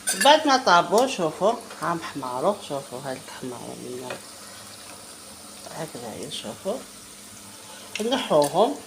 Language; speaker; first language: Arabic; native; Arabic